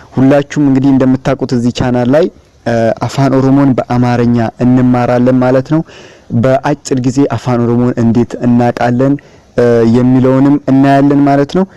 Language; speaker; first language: Amharic; non-native, local second language; Oromo